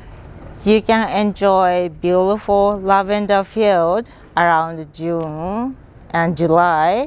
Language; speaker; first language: English; non-native, fluent; Japanese